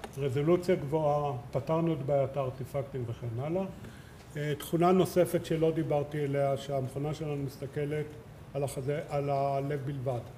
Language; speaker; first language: Hebrew; native; Hebrew